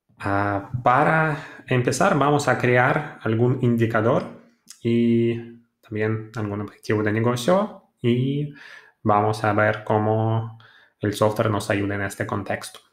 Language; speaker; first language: Spanish; non-native, fluent; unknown